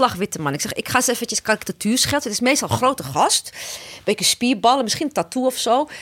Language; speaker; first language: Dutch; early bilingual, other home language; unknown